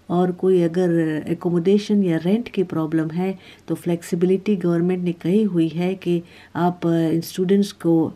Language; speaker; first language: Hindi; native; Hindi